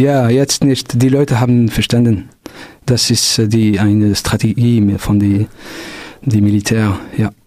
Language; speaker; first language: German; non-native, local second language; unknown